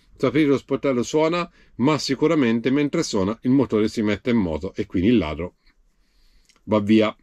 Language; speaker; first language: Italian; native; Italian